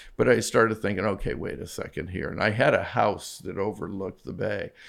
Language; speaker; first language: English; native; English